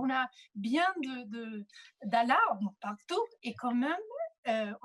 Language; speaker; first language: French; non-native, fluent; Spanish